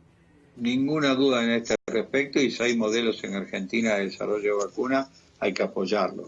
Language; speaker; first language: Spanish; native; Spanish